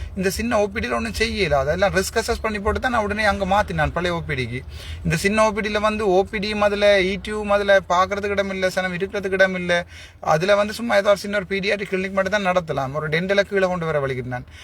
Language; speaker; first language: Tamil; native; Tamil